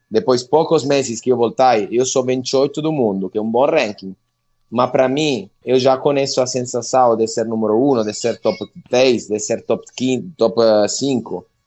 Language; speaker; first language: Portuguese; non-native, learner; Italian